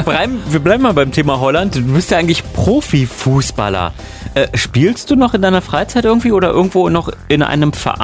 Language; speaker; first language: German; native; German